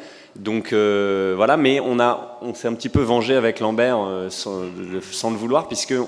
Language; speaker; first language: French; native; French